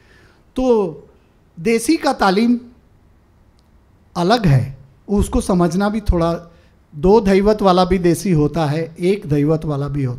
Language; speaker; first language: Hindi; native; Hindi